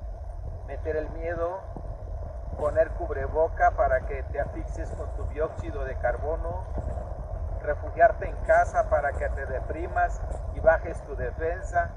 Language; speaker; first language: Spanish; native; Spanish